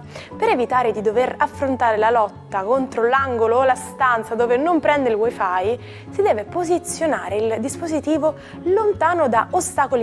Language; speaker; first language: Italian; native; Italian